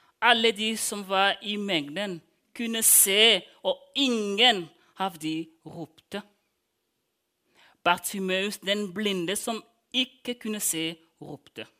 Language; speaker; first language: Norwegian; non-native, fluent; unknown